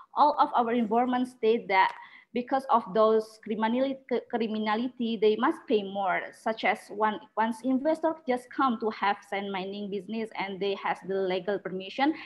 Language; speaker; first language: English; non-native, learner; Indonesian